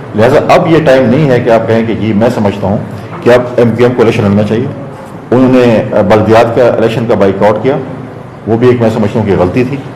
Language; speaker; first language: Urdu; non-native, local second language; Saraiki